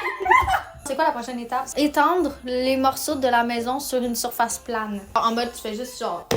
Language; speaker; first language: French; native; French